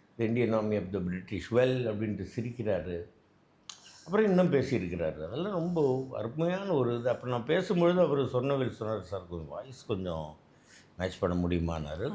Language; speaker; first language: Tamil; native; Tamil